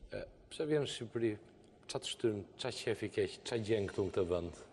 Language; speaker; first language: Albanian; native; Albanian